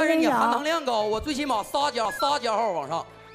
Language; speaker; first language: Chinese; native; Chinese